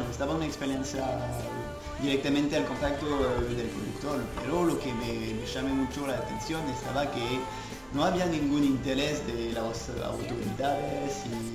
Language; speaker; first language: Spanish; non-native, fluent; French